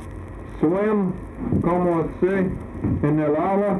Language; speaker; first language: Spanish; non-native, learner; English